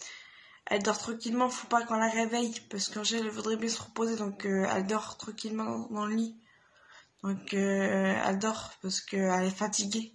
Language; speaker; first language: French; native; French